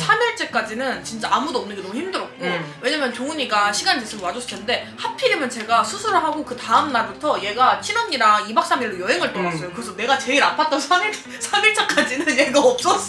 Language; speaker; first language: Korean; native; Korean